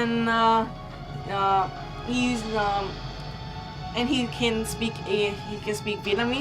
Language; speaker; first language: English; non-native, learner; Vietnamese